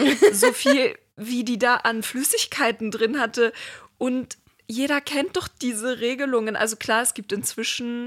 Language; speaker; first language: German; native; German